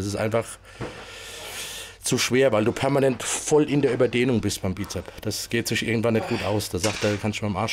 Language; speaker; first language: German; native; German